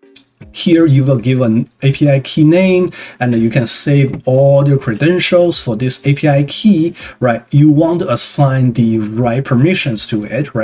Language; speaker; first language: English; non-native, fluent; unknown